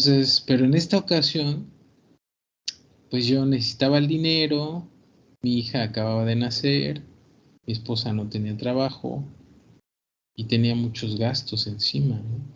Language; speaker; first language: Spanish; native; Spanish